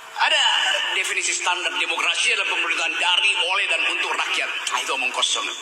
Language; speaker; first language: Indonesian; native; Indonesian